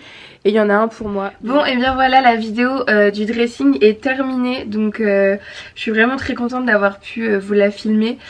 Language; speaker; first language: French; native; French